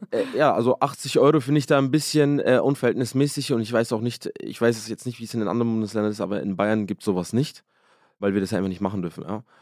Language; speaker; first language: German; early bilingual, other home language; Arabic